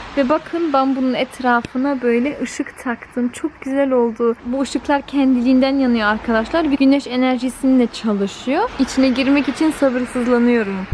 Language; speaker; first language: Turkish; early bilingual, heritage; Turkish